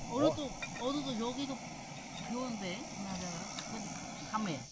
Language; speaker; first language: Korean; non-native, learner; Khmer